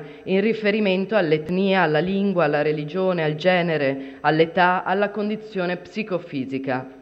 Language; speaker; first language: Italian; native; Italian